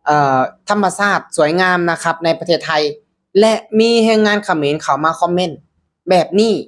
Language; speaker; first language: Thai; non-native, local second language; Lao